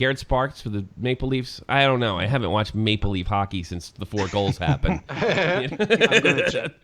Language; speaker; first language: English; native; English